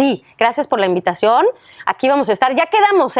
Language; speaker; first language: Spanish; native; Spanish